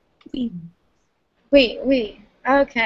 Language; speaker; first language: French; non-native, learner; English